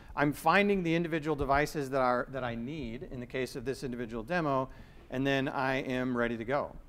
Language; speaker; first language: English; native; English